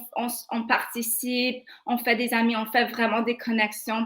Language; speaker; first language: French; non-native, local second language; English